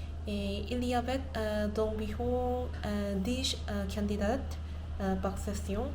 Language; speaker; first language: French; non-native, learner; Korean